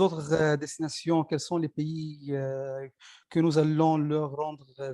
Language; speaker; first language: French; non-native, learner; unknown